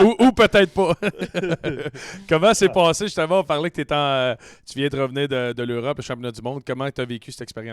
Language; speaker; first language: French; native; French